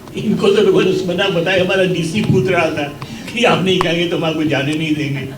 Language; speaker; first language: Hindi; non-native, local second language; Punjabi